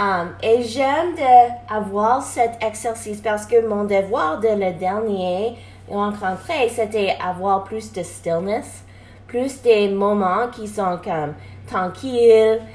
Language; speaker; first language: French; non-native, learner; English